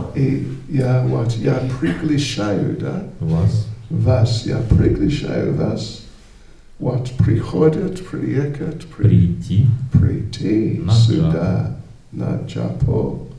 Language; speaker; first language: Russian; non-native, learner; English